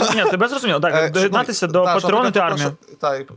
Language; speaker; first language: Ukrainian; non-native, local second language; Russian